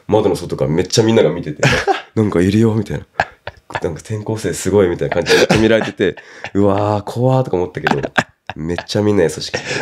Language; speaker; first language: Japanese; non-native, local second language; English